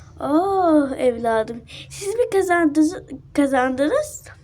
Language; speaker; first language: Turkish; early bilingual, other home language; Arabic